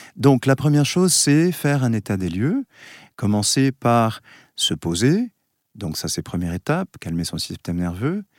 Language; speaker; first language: French; native; French